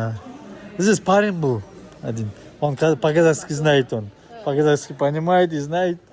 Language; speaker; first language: Russian; non-native, local second language; Kazakh